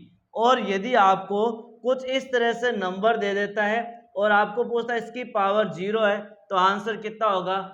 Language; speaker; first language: Hindi; native; Hindi